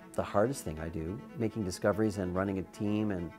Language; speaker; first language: English; native; English